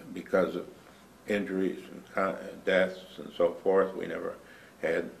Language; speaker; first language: English; native; English